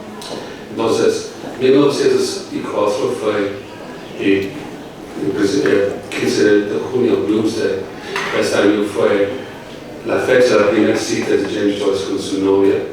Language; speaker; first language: Spanish; non-native, fluent; English